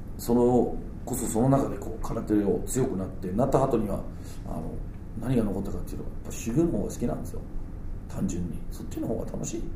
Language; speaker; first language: Japanese; non-native, fluent; Danish